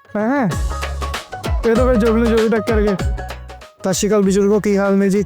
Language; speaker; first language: Punjabi; native; Punjabi